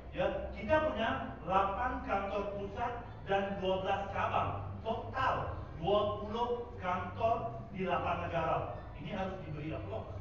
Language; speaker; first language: Indonesian; non-native, fluent; Tamil